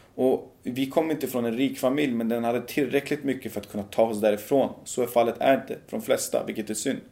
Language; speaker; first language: Swedish; early bilingual, other home language; Persian